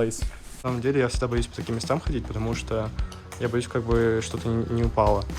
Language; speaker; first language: Russian; native; Russian